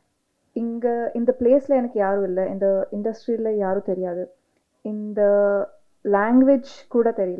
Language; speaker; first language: Tamil; non-native, learner; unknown